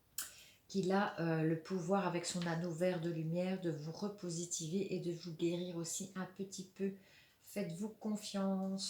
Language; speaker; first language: French; native; French